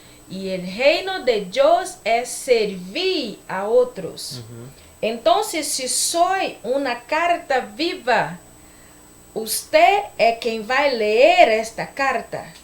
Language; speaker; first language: Spanish; non-native, learner; Portuguese